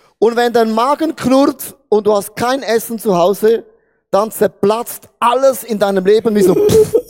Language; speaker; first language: German; non-native, fluent; Portuguese